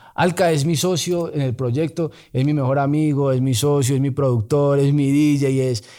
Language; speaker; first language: Spanish; native; Spanish